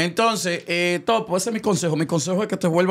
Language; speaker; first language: Spanish; native; Spanish